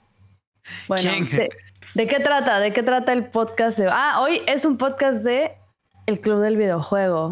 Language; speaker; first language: Spanish; native; Spanish